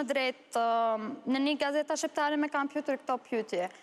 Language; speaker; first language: Albanian; non-native, learner; Arabic